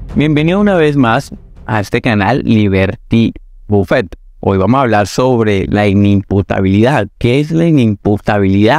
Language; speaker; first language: Spanish; native; Spanish